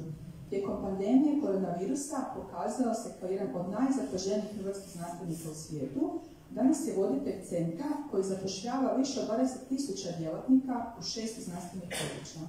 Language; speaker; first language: Croatian; native; Croatian